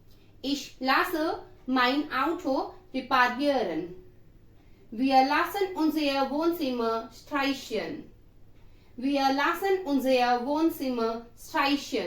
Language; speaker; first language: German; non-native, fluent; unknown